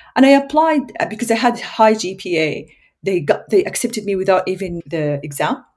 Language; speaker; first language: English; non-native, fluent; Arabic